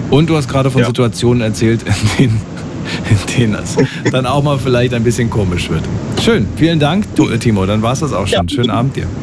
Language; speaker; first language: German; native; German